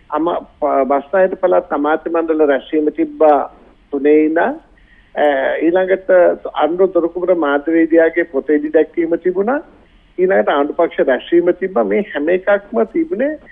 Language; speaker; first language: Sinhala; native; Sinhala